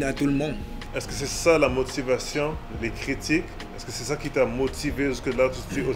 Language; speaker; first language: French; native; French